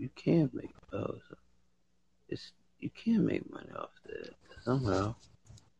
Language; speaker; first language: English; native; English